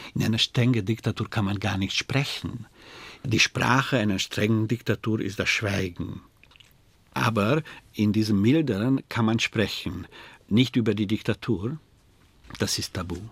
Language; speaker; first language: German; non-native, fluent; Hungarian